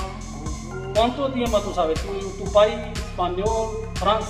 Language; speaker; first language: Spanish; non-native, learner; Urdu